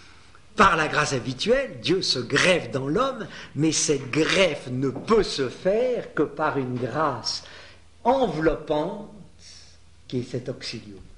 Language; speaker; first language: French; native; French